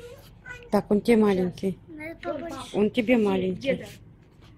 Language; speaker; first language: Russian; native; Russian